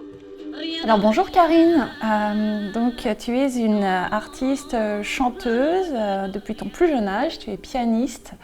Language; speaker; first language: French; native; French